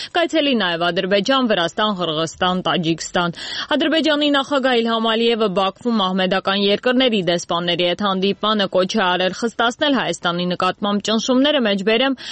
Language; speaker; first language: Armenian; native; Armenian